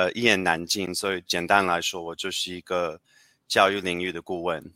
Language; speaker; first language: Chinese; non-native, fluent; English